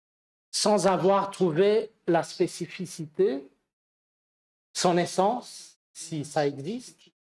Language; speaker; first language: French; non-native, fluent; Romanian